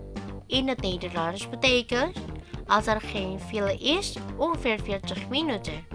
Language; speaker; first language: Dutch; non-native, fluent; Indonesian